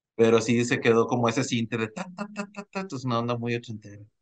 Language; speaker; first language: Spanish; native; Spanish